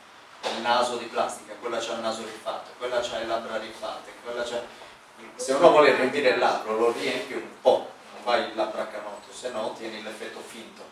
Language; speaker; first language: Italian; native; Italian